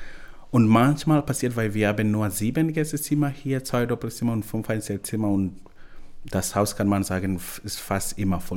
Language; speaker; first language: German; non-native, learner; Swahili